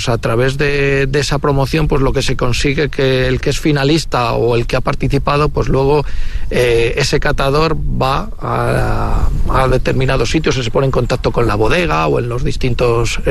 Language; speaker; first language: Spanish; native; Spanish